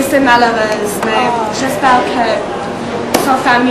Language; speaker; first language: French; non-native, learner; English